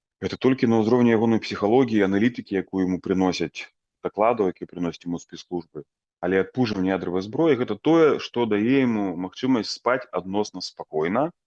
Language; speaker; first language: Belarusian; native; Belarusian